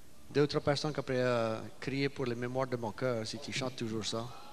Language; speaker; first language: French; early bilingual, heritage; French